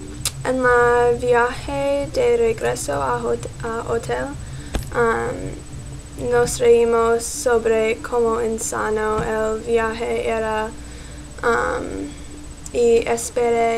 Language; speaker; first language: Spanish; non-native, learner; English